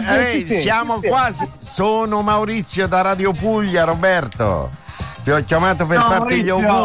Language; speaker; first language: Italian; native; Italian